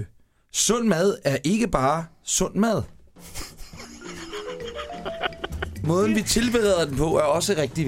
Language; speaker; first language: Danish; native; Danish